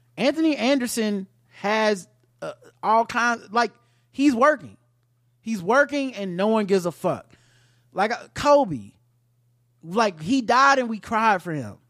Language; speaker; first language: English; native; English